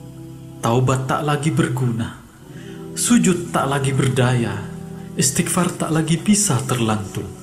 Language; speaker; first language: Indonesian; native; Indonesian